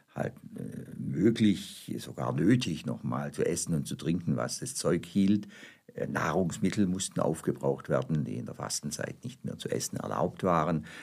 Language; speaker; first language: German; native; German